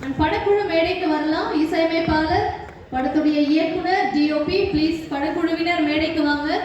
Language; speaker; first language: Tamil; native; Tamil